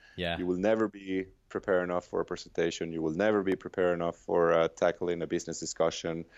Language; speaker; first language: English; non-native, fluent; Spanish